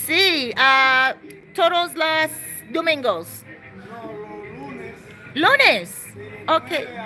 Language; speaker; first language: Spanish; non-native, learner; English